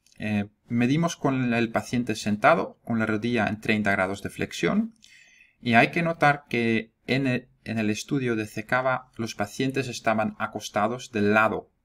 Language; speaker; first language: Spanish; non-native, fluent; Dutch